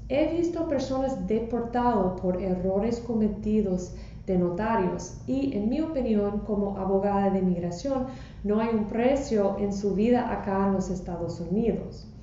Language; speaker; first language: Spanish; non-native, fluent; English